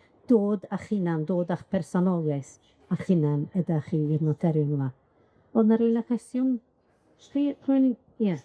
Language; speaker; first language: Welsh; native; Welsh